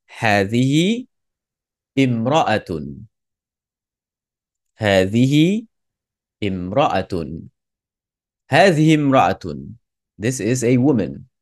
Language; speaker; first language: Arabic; non-native, fluent; English